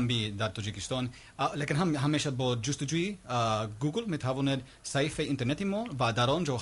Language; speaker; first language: Persian; non-native, learner; English